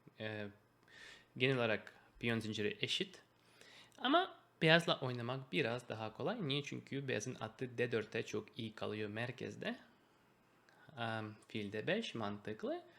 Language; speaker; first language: Turkish; non-native, fluent; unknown